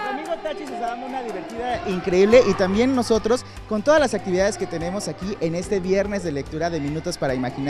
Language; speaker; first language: Spanish; native; Spanish